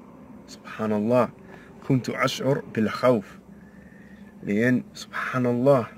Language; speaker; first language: Arabic; non-native, learner; English